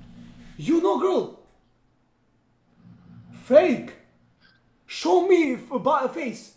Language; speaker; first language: English; non-native, learner; Serbian